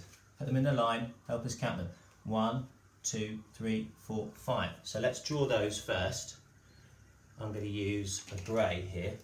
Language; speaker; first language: English; native; English